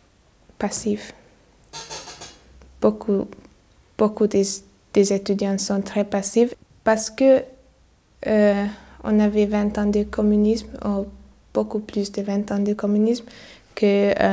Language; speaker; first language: French; non-native, learner; Hungarian